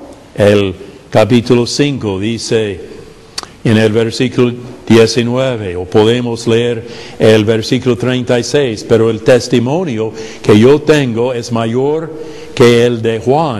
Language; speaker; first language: Spanish; non-native, fluent; English